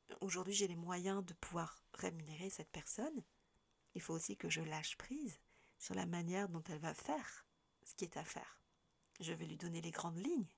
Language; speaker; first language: French; native; French